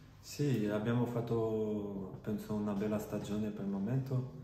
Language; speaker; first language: Italian; non-native, fluent; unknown